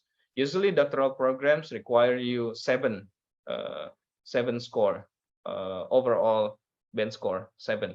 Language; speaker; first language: English; non-native, learner; Indonesian